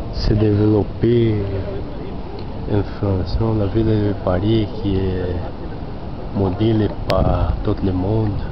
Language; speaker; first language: French; non-native, learner; Portuguese